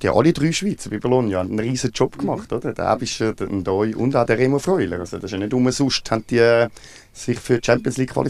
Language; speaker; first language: German; native; German